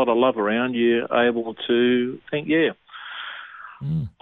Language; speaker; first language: English; native; English